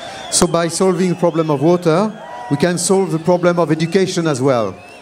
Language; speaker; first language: English; non-native, fluent; French